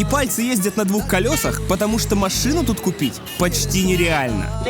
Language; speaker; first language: Russian; native; Russian